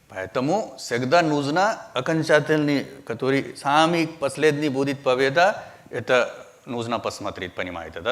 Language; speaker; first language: Russian; non-native, learner; Hindi